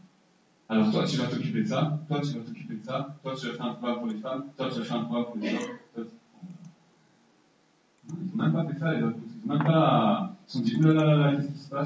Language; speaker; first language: French; native; French